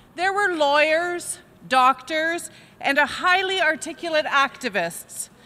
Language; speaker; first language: English; native; English